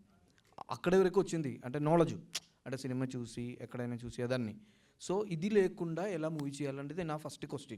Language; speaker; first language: Telugu; non-native, fluent; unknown